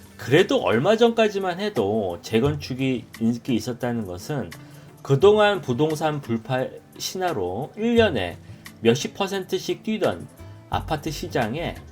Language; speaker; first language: Korean; native; Korean